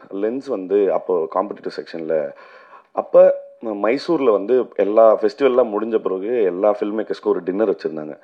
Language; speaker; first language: Tamil; native; Tamil